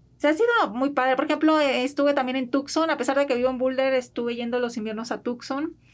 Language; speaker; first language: Spanish; native; Spanish